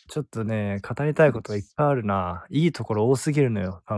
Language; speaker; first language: Japanese; native; Japanese